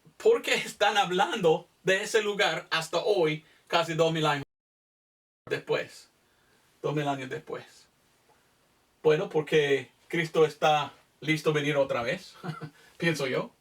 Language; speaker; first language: Spanish; non-native, fluent; English